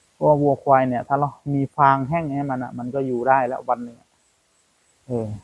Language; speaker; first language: Thai; native; Thai